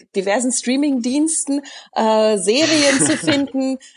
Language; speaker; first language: German; native; German